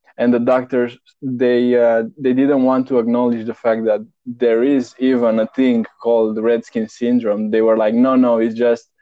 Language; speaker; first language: English; non-native, fluent; Romanian